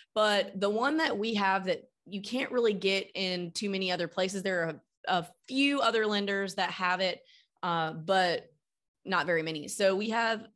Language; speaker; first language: English; native; English